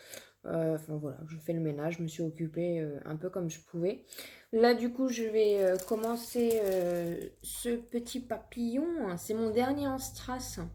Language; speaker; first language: French; native; French